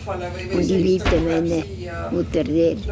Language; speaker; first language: German; non-native, learner; Estonian